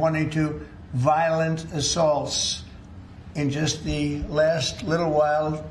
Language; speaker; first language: English; native; English